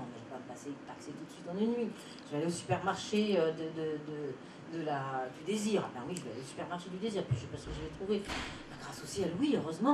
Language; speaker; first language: French; native; French